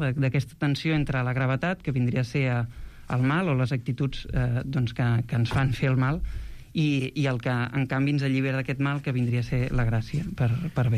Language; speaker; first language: Catalan; native; Catalan